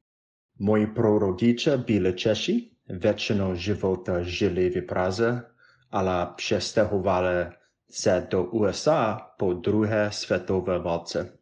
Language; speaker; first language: Czech; non-native, learner; English